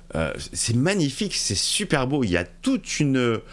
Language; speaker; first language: French; native; French